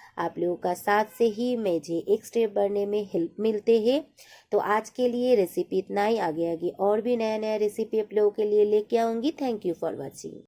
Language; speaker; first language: Hindi; non-native, local second language; Bangla